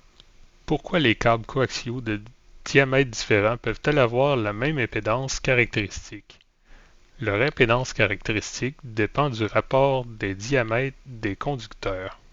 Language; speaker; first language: French; native; French